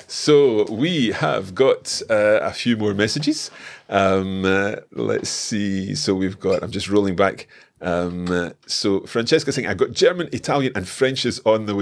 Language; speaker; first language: English; native; English